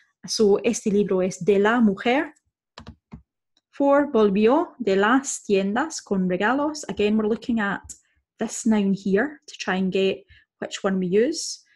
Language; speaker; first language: English; native; English